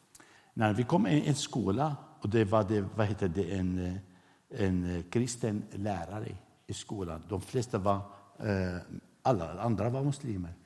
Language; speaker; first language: Swedish; non-native, fluent; Arabic